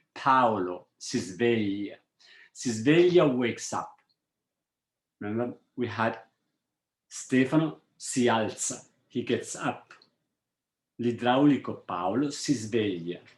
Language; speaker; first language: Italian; non-native, fluent; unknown